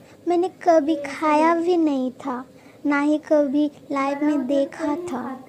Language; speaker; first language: Hindi; non-native, local second language; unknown